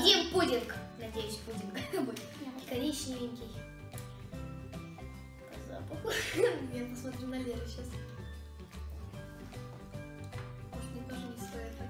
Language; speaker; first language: Russian; native; Russian